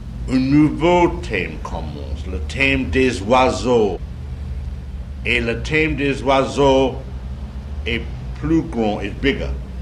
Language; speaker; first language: French; non-native, learner; English